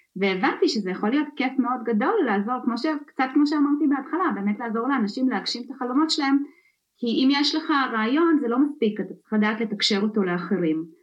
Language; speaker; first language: Hebrew; early bilingual, other home language; Russian